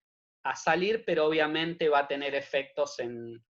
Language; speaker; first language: Spanish; native; Spanish